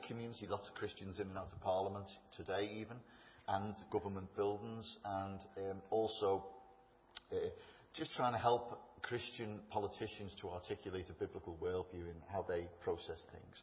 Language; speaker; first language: English; native; English